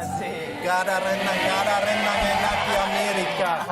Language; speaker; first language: Indonesian; non-native, learner; Dutch